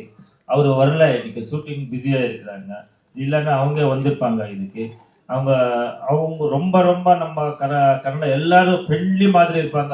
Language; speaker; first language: Tamil; non-native, learner; Kannada